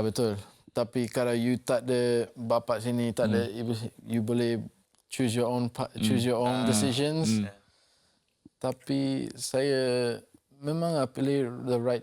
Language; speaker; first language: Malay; non-native, local second language; English